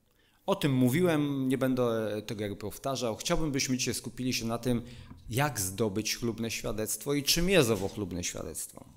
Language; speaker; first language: Polish; native; Polish